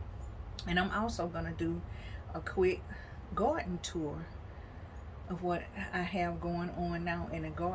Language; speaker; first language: English; native; English